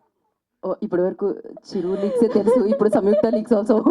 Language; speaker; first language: Telugu; native; Telugu